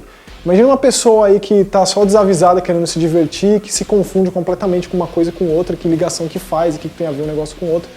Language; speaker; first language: Portuguese; native; Portuguese